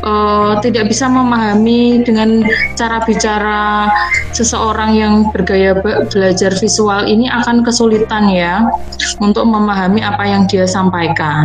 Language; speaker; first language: Indonesian; native; Indonesian